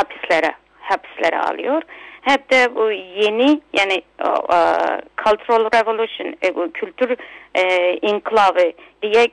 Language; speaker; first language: Turkish; non-native, local second language; Uyghur